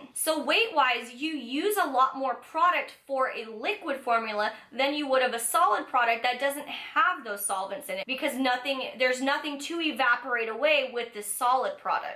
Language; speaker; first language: English; native; English